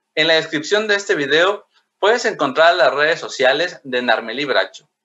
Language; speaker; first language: Spanish; native; Spanish